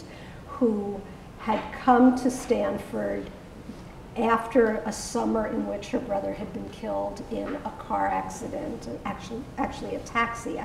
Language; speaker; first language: English; native; English